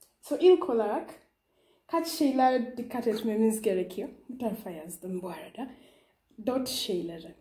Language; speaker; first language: Turkish; non-native, learner; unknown